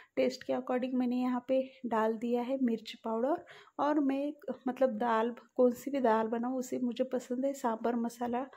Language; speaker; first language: Hindi; non-native, local second language; Marathi